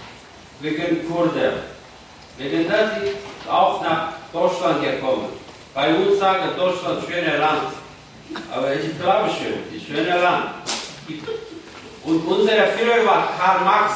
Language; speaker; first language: German; non-native, learner; Kurdish